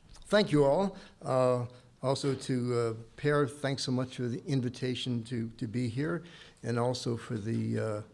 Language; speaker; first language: English; native; English